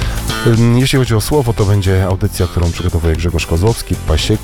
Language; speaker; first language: Polish; native; Polish